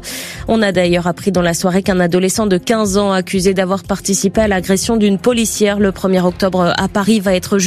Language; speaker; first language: French; native; French